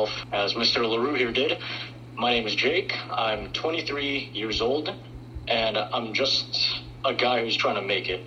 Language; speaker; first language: English; early bilingual, other home language; Filipino